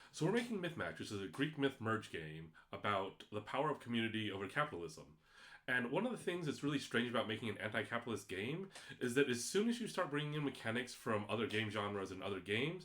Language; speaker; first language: English; native; English